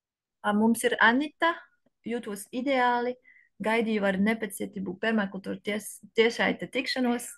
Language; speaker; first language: Latvian; non-native, learner; French